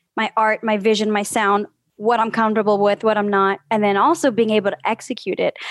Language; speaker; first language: English; early bilingual, other home language; Spanish